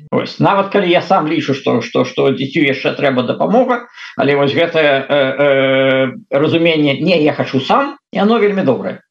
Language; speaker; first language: Belarusian; non-native, local second language; Russian